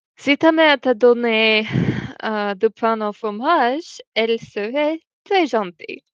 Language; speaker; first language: French; non-native, learner; English